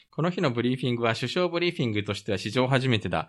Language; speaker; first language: Japanese; native; Japanese